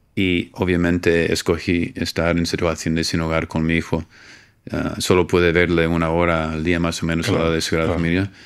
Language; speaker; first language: Spanish; non-native, fluent; English